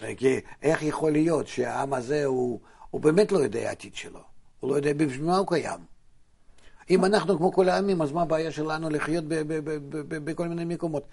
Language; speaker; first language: Hebrew; non-native, fluent; Russian